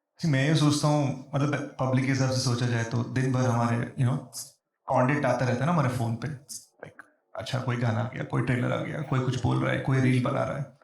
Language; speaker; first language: Hindi; non-native, fluent; Telugu